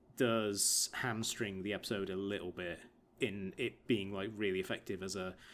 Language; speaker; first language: English; native; English